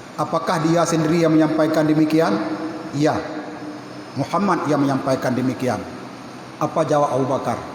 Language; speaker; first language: Malay; non-native, local second language; Achinese